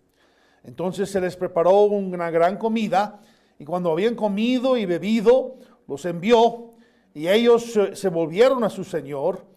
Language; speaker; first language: Spanish; non-native, fluent; English